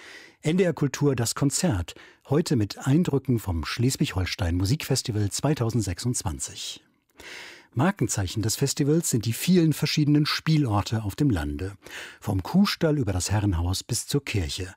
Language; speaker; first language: German; native; German